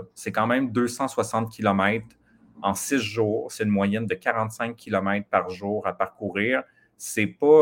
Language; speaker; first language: French; native; French